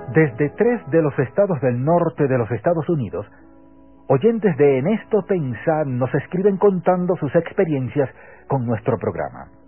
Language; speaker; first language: Spanish; native; Spanish